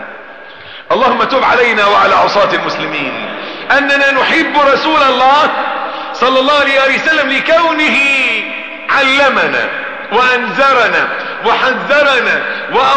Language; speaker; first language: Arabic; native; Arabic